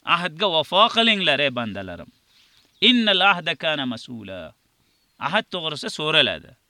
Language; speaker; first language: Uzbek; native; Uzbek